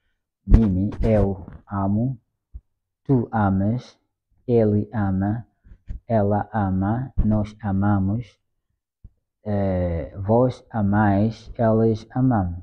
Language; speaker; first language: Portuguese; non-native, fluent; Swahili